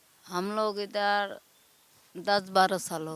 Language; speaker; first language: Hindi; non-native, local second language; Bangla